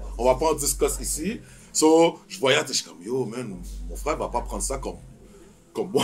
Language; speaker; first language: French; native; French